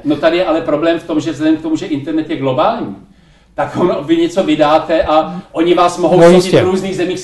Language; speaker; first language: Czech; native; Czech